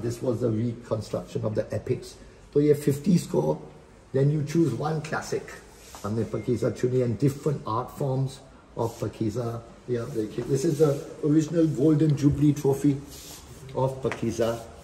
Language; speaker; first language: English; non-native, local second language; Hindi